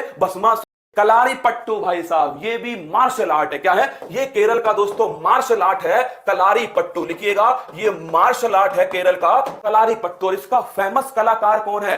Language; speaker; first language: Hindi; native; Hindi